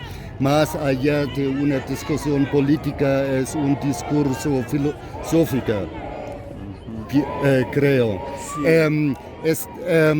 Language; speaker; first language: Spanish; non-native, fluent; German